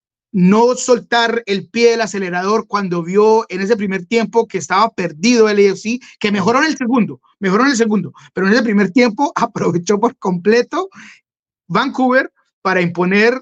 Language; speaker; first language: Spanish; native; Spanish